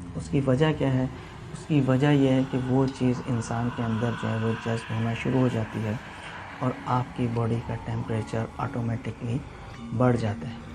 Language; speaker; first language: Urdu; non-native, local second language; Punjabi